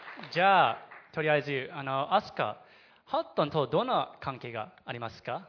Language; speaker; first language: Japanese; non-native, learner; English